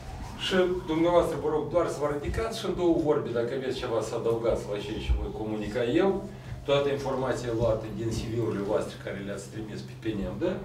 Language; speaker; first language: Romanian; non-native, local second language; Russian